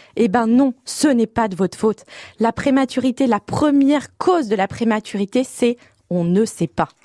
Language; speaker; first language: French; native; French